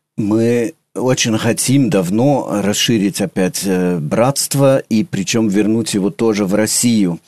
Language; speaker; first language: Russian; early bilingual, heritage; Russian